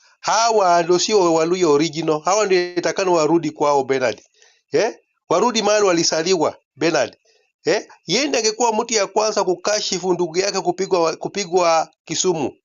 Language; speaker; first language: Swahili; non-native, local second language; Luyia